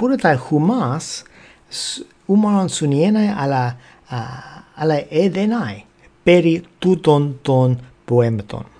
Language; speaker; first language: Greek; non-native, fluent; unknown